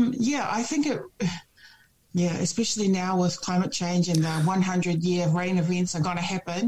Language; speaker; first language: English; native; English